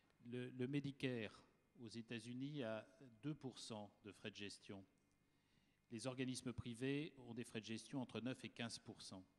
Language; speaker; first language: French; native; French